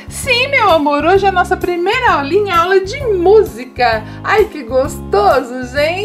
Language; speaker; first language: Portuguese; native; Portuguese